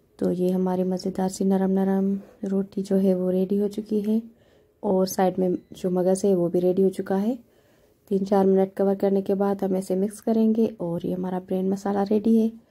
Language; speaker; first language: Urdu; non-native, local second language; Sindhi